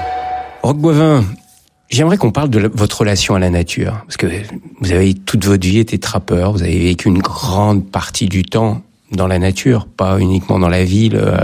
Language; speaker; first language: French; native; French